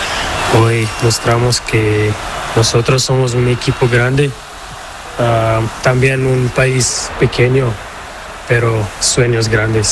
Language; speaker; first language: Spanish; non-native, learner; Portuguese